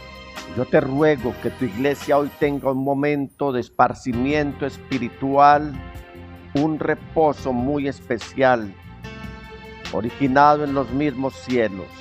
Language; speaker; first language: Spanish; native; Spanish